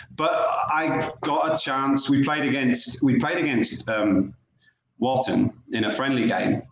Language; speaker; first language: English; native; English